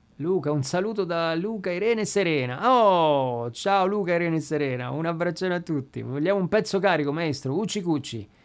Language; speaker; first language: Italian; native; Italian